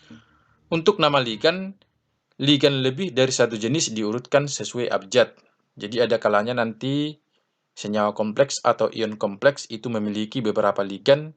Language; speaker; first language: Indonesian; native; Indonesian